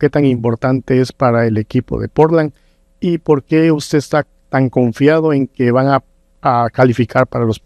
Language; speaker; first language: Spanish; native; Spanish